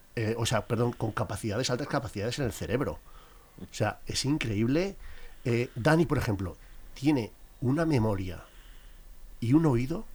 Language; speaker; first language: Spanish; native; Spanish